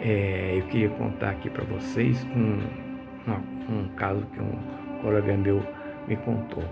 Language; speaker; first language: Portuguese; native; Portuguese